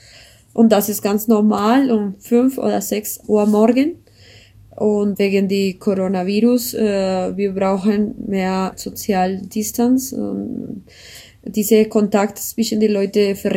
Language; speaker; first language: German; non-native, learner; Spanish